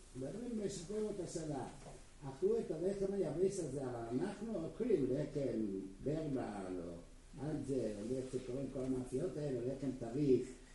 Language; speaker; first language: Hebrew; non-native, fluent; Czech